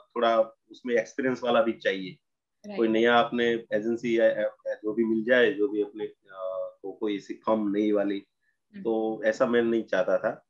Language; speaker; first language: Hindi; non-native, local second language; Gujarati